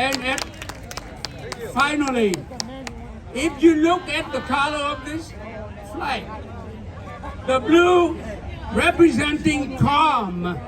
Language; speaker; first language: English; non-native, fluent; Vietnamese